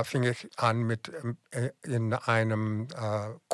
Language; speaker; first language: German; non-native, fluent; English